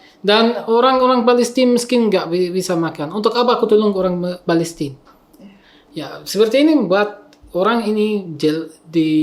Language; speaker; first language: Indonesian; non-native, learner; Arabic